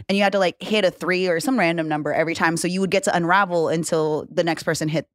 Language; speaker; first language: English; native; English